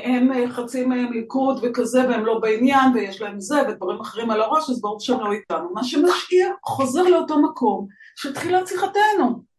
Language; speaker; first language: Hebrew; native; Hebrew